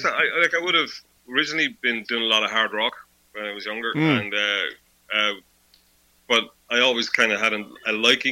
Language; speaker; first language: English; native; English